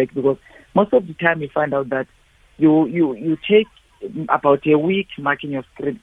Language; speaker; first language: English; non-native, local second language; Xhosa